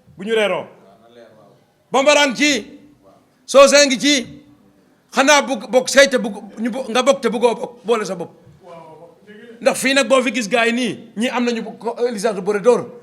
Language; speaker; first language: Wolof; non-native, local second language; Serer